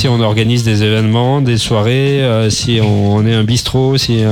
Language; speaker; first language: French; native; French